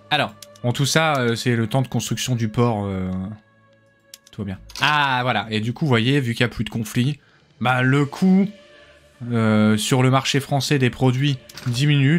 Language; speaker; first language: French; native; French